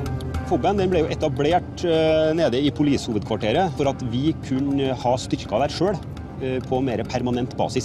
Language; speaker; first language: Norwegian; native; Norwegian